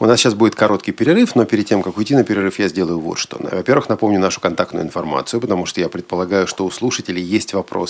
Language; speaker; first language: Russian; native; Russian